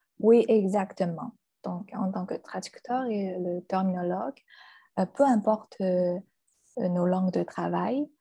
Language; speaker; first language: French; non-native, fluent; Chinese